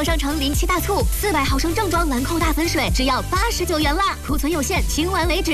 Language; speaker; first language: Chinese; native; Chinese